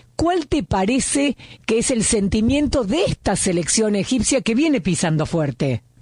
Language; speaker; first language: Spanish; native; Spanish